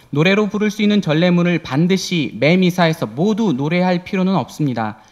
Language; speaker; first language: Korean; native; Korean